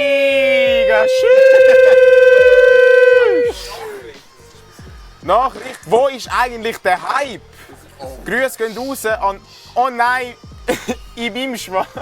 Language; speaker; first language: German; native; German